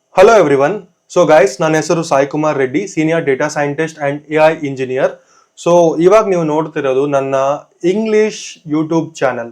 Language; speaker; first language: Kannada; non-native, local second language; Telugu